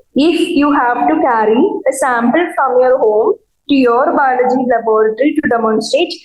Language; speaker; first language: English; non-native, local second language; Malayalam